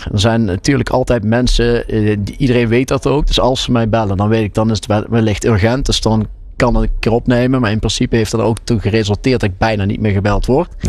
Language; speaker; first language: Dutch; native; Dutch